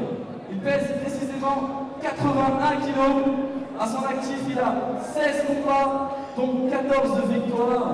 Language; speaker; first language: French; native; French